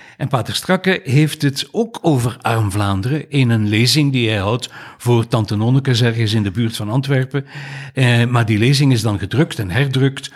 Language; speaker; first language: Dutch; native; Dutch